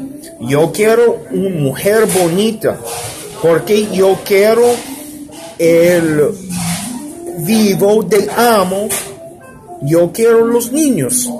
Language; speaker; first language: Spanish; non-native, learner; English